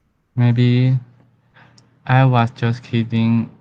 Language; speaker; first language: English; non-native, learner; Chinese